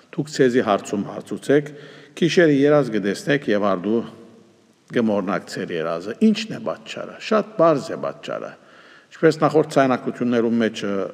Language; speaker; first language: Armenian; native; Armenian